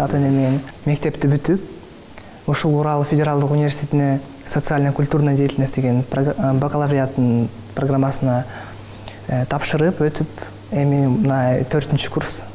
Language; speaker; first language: Kyrgyz; early bilingual, heritage; Kyrgyz